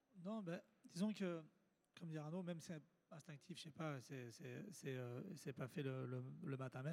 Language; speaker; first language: French; native; French